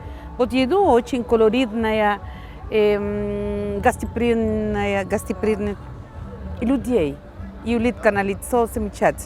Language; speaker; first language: Russian; non-native, learner; Spanish